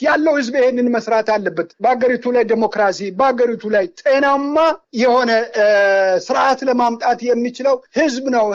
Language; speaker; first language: Amharic; non-native, local second language; Wolaytta